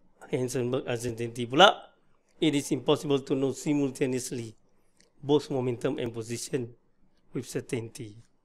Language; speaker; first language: English; non-native, local second language; Malay